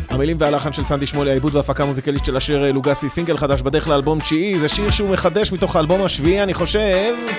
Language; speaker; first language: Hebrew; native; Hebrew